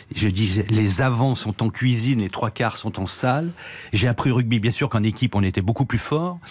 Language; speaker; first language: French; native; French